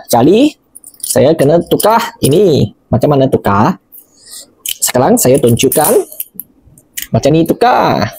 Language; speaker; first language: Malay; non-native, local second language; Chinese